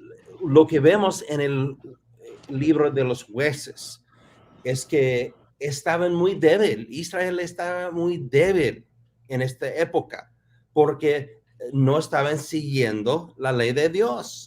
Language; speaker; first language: Spanish; non-native, fluent; English